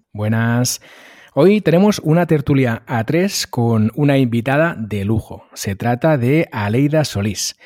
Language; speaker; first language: Spanish; non-native, local second language; Catalan